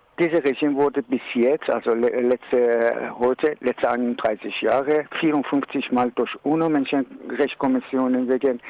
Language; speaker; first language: German; non-native, learner; Persian